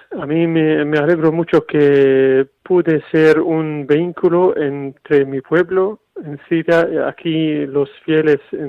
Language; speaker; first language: Spanish; non-native, fluent; Arabic